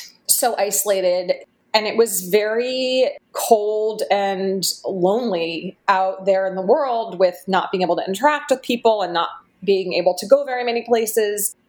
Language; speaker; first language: English; native; English